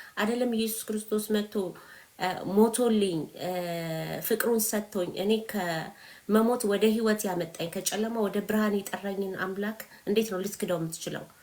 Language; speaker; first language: Amharic; native; Amharic